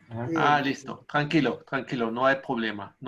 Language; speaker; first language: Spanish; non-native, fluent; German